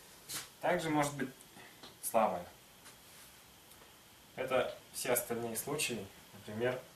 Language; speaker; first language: Russian; non-native, local second language; Tuvinian